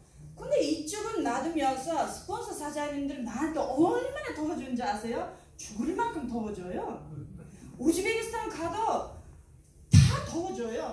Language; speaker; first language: Korean; non-native, learner; Uzbek